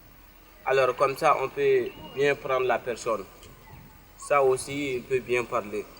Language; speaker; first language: French; non-native, learner; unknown